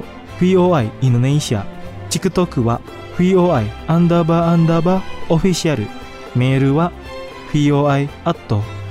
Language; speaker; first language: Japanese; non-native, fluent; Indonesian